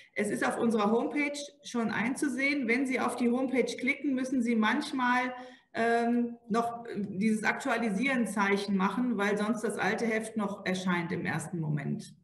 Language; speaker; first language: German; native; German